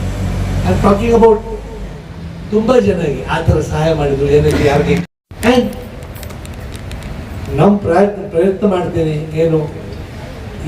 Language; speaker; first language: Kannada; non-native, local second language; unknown